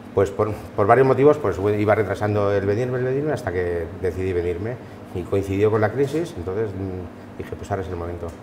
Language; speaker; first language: Spanish; native; Spanish